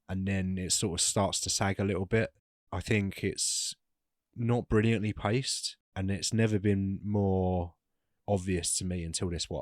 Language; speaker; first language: English; native; English